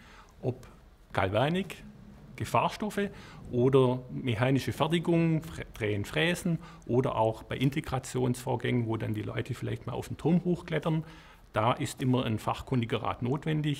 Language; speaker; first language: German; native; German